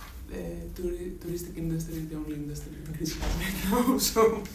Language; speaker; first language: English; non-native, fluent; Greek